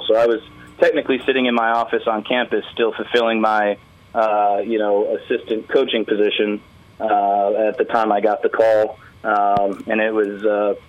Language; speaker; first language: English; native; English